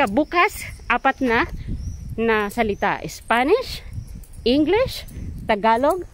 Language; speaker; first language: Filipino; non-native, local second language; Waray